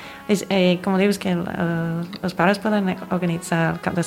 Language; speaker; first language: Catalan; non-native, fluent; English